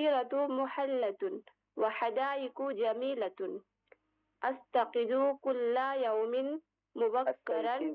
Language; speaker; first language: Arabic; non-native, learner; Bangla